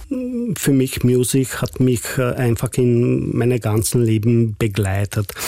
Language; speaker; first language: German; non-native, fluent; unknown